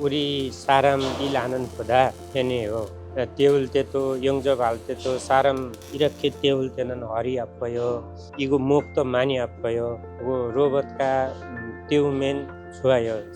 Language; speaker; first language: Korean; non-native, learner; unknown